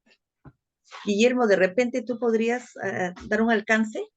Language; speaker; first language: Spanish; native; Spanish